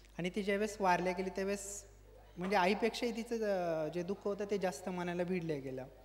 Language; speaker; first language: Marathi; native; Marathi